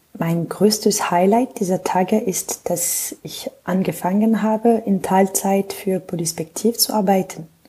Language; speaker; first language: German; non-native, fluent; French